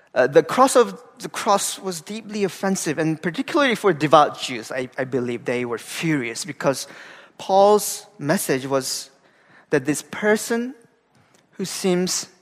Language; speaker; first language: English; non-native, fluent; Korean